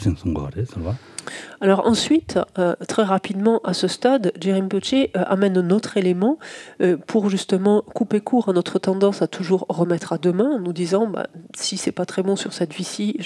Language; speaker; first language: French; native; French